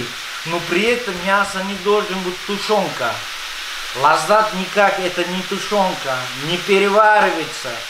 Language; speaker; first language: Russian; non-native, fluent; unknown